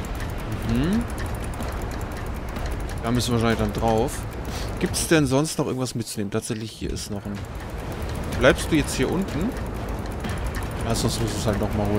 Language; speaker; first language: German; native; German